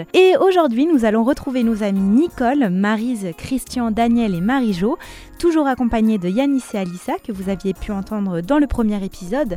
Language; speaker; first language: French; native; French